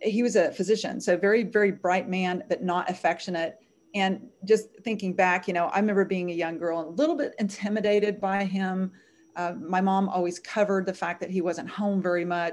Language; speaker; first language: English; native; English